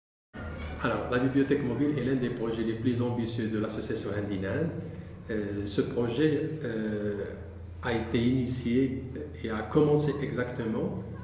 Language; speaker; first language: French; non-native, local second language; Arabic